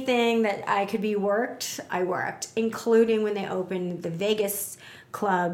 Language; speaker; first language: English; native; English